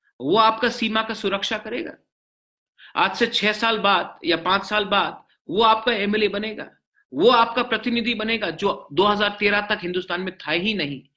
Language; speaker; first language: Hindi; non-native, local second language; Bangla